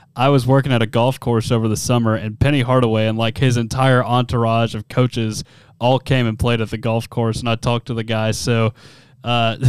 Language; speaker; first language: English; native; English